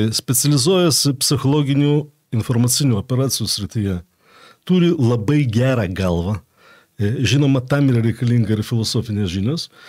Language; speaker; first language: Lithuanian; native; Lithuanian